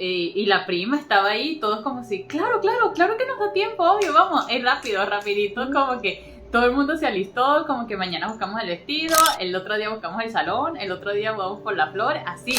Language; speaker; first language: Spanish; native; Spanish